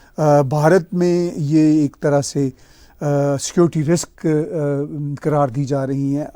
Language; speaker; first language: Urdu; non-native, local second language; Punjabi